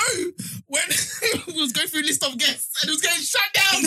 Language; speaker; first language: English; native; English